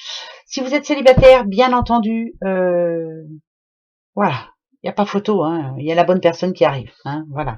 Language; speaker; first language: French; native; French